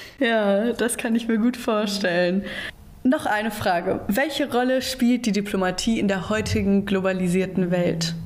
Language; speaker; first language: German; native; German